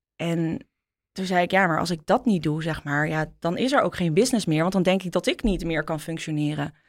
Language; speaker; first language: Dutch; native; Dutch